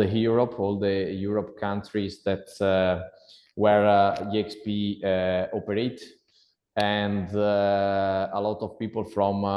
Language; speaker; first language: English; non-native, learner; Italian